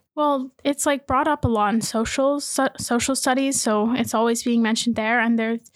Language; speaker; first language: English; native; English